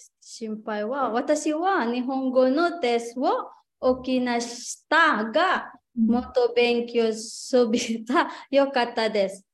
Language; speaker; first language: Japanese; non-native, learner; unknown